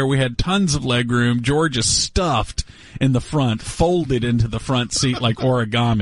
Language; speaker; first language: English; native; English